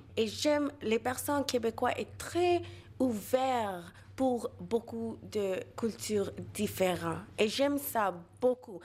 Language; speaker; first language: French; non-native, local second language; Bangla